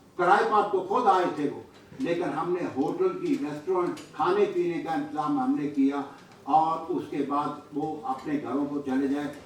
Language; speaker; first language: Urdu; non-native, local second language; Punjabi